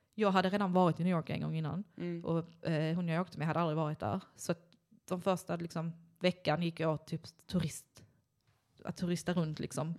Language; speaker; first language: Swedish; native; Swedish